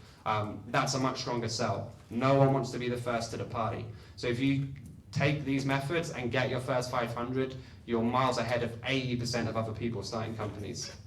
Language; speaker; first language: English; native; English